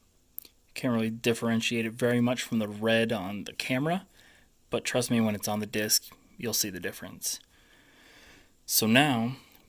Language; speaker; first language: English; native; English